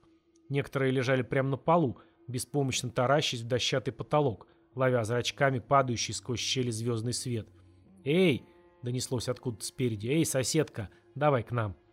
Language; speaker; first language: Russian; native; Russian